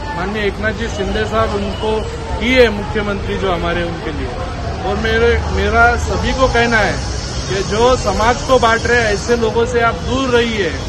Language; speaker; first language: Hindi; non-native, local second language; Marathi